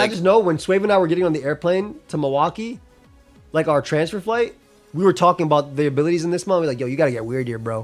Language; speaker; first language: English; native; English